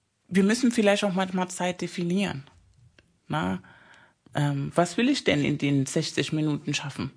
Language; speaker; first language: German; non-native, fluent; Spanish